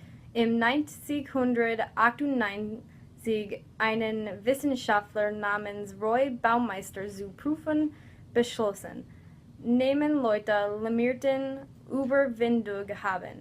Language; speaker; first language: German; non-native, learner; English